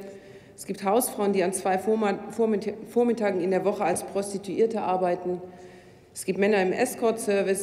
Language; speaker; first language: German; native; German